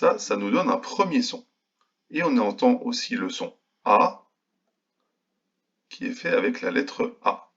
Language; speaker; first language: French; native; French